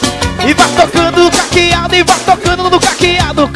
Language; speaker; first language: Portuguese; native; Portuguese